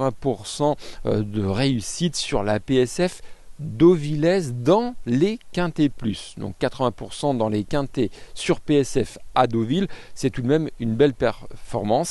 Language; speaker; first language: French; native; French